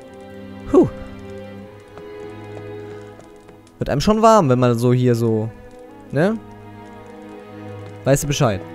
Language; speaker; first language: German; native; German